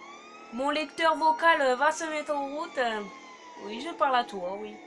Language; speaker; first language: French; native; French